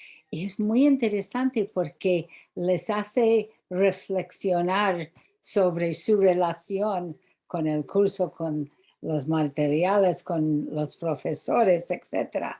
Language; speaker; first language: Spanish; non-native, fluent; English